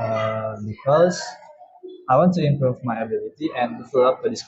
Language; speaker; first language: English; non-native, learner; Indonesian